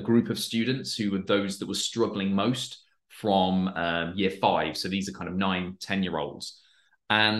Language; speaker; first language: English; native; English